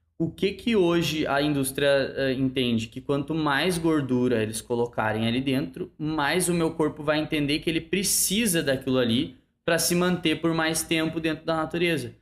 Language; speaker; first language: Portuguese; native; Portuguese